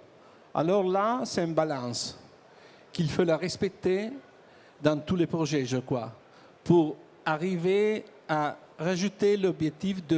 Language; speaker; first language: French; non-native, learner; Italian